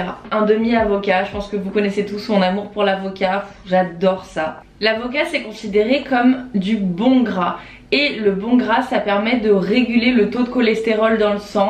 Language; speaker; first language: French; native; French